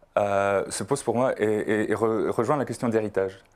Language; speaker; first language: French; non-native, fluent; Polish